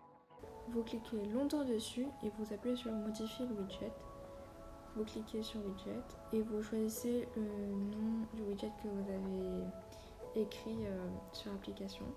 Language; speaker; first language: French; native; French